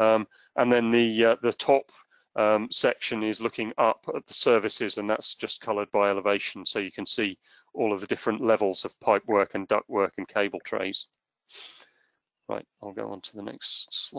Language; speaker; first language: English; native; English